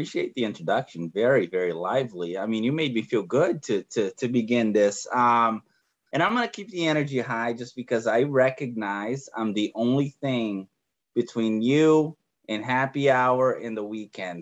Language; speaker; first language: English; non-native, fluent; Portuguese